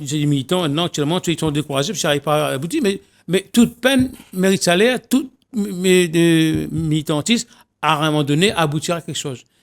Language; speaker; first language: French; non-native, local second language; Réunion Creole French